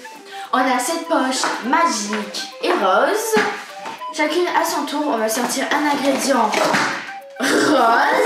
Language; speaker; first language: French; native; French